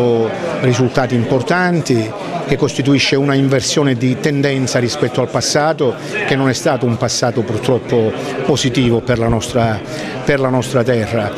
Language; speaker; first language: Italian; native; Italian